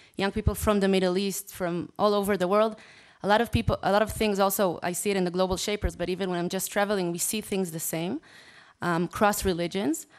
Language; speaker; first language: English; non-native, fluent; Hebrew